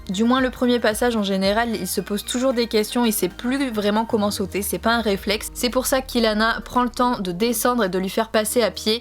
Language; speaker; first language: French; native; French